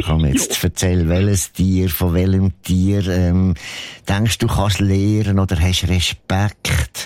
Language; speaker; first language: German; native; German